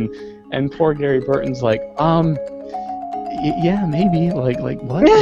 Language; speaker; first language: English; native; English